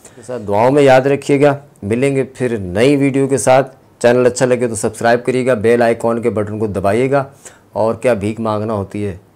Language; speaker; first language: Urdu; non-native, local second language; Punjabi